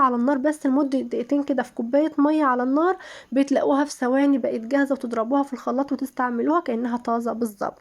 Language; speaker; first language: Arabic; native; Arabic